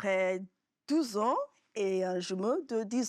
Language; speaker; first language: French; non-native, fluent; Yoruba